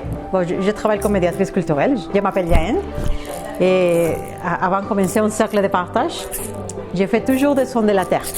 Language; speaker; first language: French; non-native, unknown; Spanish